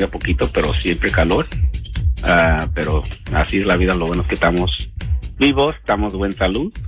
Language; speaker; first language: Spanish; early bilingual, heritage; Spanish